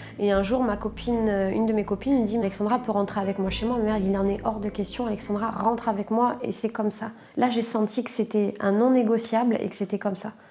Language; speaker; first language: French; native; French